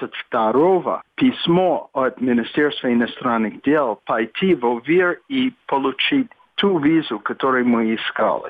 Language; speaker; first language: Russian; non-native, fluent; English